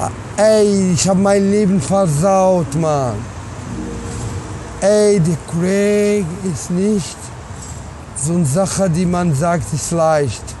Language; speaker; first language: German; non-native, learner; Arabic